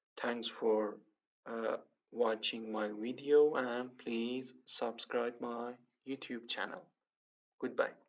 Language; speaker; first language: English; non-native, learner; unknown